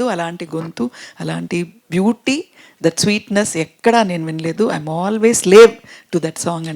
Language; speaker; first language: Telugu; non-native, fluent; Tamil